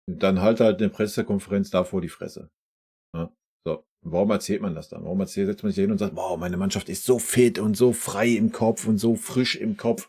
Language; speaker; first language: German; native; German